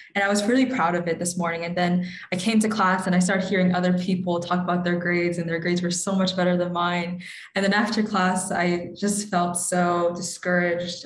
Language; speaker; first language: English; native; English